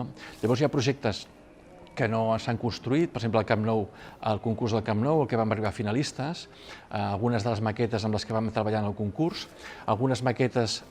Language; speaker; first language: Catalan; native; Catalan